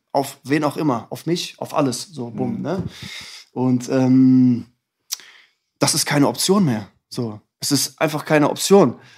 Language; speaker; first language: German; native; German